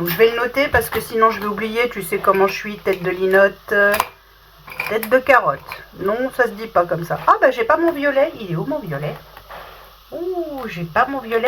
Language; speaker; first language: French; native; French